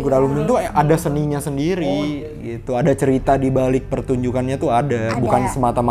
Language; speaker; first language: Indonesian; native; Indonesian